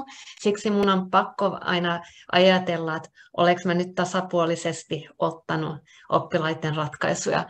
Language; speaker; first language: Finnish; non-native, local second language; Swedish